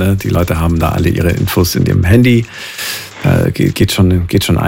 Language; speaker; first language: German; native; German